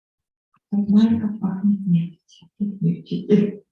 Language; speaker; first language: Russian; native; Russian